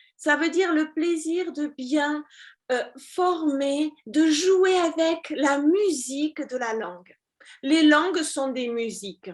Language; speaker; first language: French; native; French